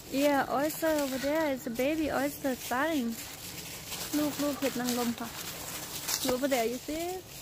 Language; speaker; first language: English; non-native, learner; Northeastern Thai